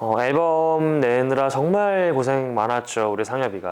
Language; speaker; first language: Korean; native; Korean